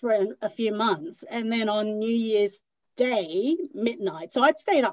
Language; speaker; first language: English; non-native, local second language; Cantonese